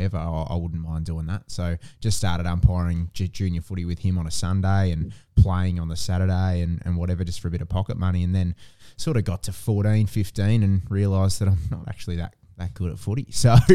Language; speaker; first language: English; native; English